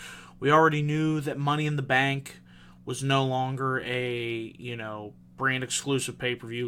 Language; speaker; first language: English; native; English